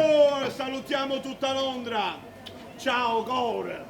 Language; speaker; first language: Italian; native; Italian